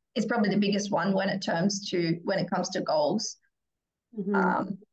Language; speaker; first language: English; native; English